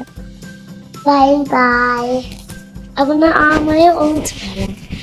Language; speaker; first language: Turkish; early bilingual, heritage; Turkish